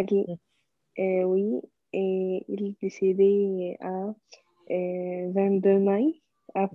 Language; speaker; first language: French; non-native, learner; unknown